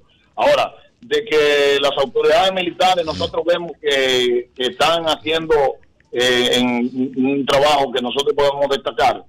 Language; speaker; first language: Spanish; native; Spanish